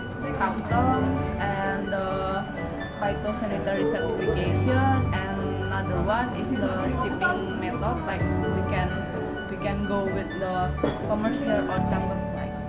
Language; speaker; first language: English; non-native, learner; Indonesian